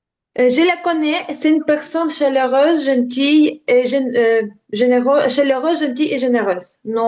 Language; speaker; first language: French; non-native, learner; Ukrainian